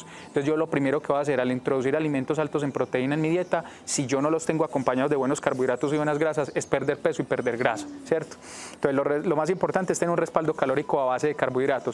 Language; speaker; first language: Spanish; native; Spanish